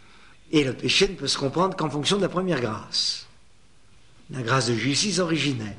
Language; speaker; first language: French; native; French